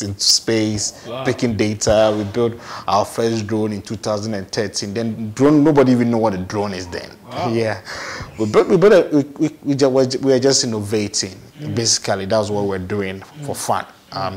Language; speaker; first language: English; non-native, local second language; Akan